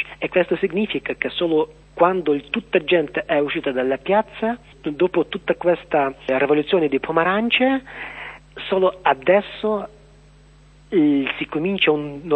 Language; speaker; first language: Italian; non-native, learner; Ukrainian